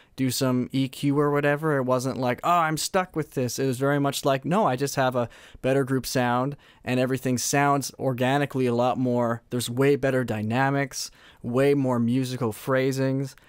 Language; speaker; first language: English; native; English